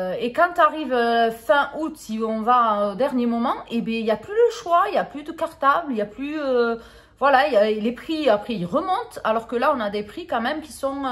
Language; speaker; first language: French; native; French